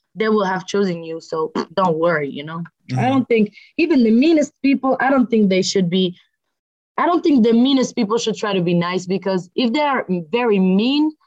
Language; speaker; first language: English; non-native, fluent; French